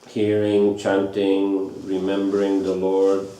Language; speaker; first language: English; non-native, fluent; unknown